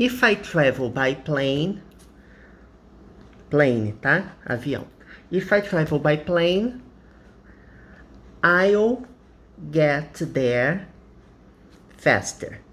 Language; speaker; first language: English; non-native, fluent; Portuguese